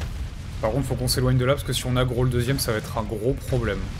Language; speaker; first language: French; native; French